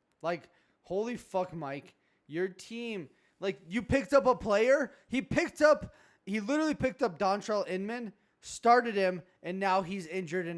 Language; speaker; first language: English; native; English